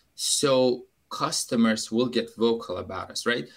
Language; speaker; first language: English; non-native, fluent; Uzbek